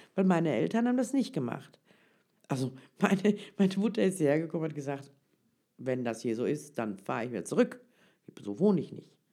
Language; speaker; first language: German; early bilingual, other home language; Turkish